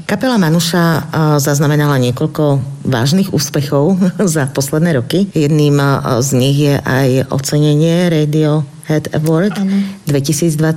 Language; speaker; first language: Slovak; native; Slovak